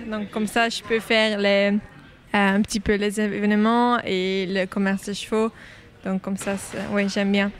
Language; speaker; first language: French; non-native, local second language; Dutch